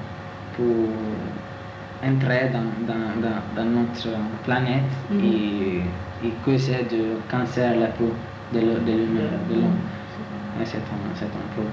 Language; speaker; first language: French; non-native, learner; Italian